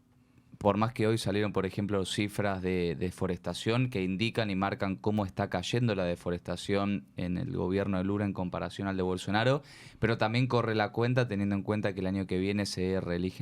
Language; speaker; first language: Spanish; native; Spanish